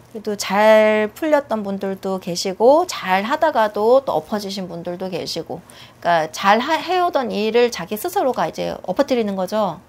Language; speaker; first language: Korean; native; Korean